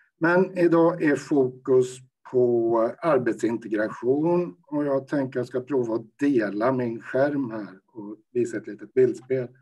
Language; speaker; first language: Swedish; native; Swedish